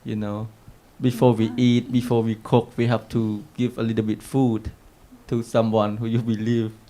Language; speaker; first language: English; non-native, learner; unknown